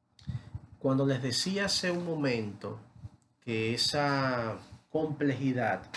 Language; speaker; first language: Spanish; native; Spanish